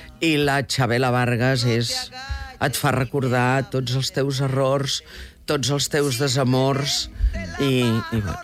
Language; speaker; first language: Catalan; early bilingual, heritage; Catalan